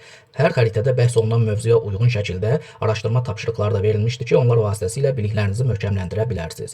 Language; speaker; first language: Azerbaijani; native; Azerbaijani